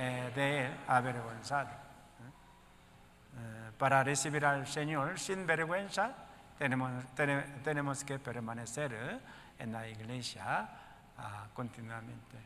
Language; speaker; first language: Spanish; non-native, learner; Korean